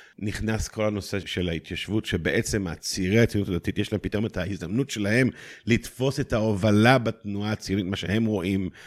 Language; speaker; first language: Hebrew; native; Hebrew